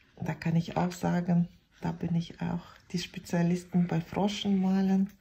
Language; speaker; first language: German; non-native, fluent; Russian